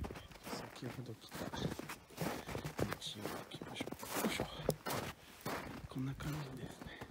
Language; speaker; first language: Japanese; non-native, fluent; French